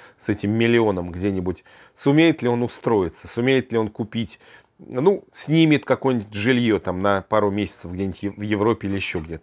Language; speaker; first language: Russian; native; Russian